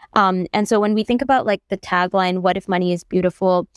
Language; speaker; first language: English; non-native, local second language; Bangla